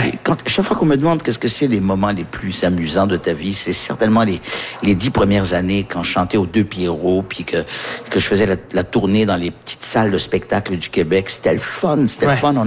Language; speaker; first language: French; early bilingual, heritage; French